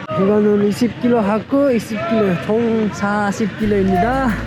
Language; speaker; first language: Korean; non-native, learner; Nepali